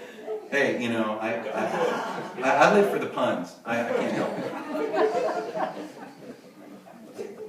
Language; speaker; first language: English; native; English